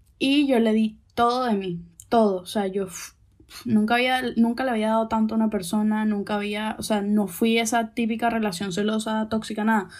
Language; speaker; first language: Spanish; native; Spanish